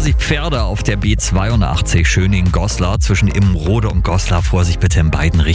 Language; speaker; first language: German; native; German